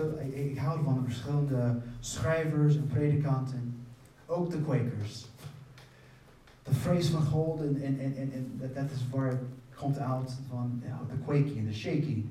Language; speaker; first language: Dutch; non-native, fluent; English